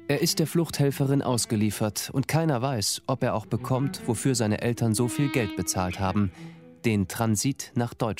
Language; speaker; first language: German; native; German